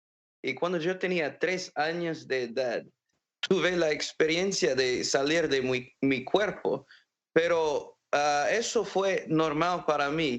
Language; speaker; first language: Spanish; non-native, fluent; English